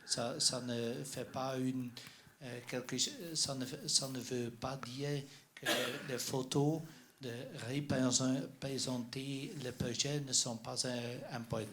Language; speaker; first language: French; non-native, learner; Dutch